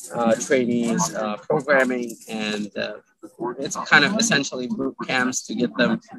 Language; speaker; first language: English; early bilingual, other home language; Arabic